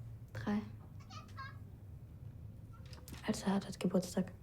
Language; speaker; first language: German; native; German